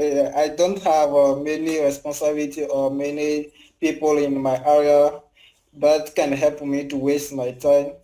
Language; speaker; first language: English; non-native, learner; French